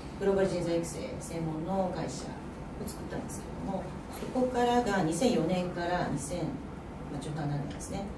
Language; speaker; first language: Japanese; native; Japanese